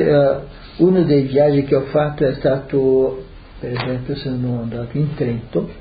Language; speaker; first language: Italian; early bilingual, heritage; Portuguese